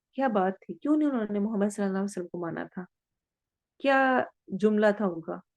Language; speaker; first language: Urdu; native; Urdu